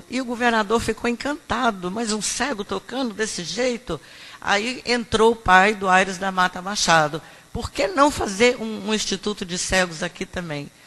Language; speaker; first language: Portuguese; native; Portuguese